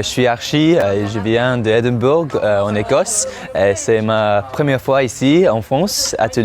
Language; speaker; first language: French; non-native, learner; English